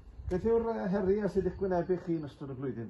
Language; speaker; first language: Welsh; native; Welsh